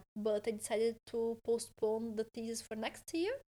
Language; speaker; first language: English; non-native, fluent; Portuguese